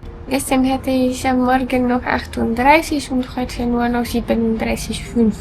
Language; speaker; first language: German; non-native, fluent; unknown